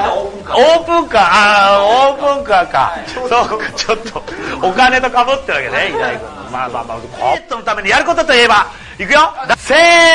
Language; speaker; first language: Japanese; native; Japanese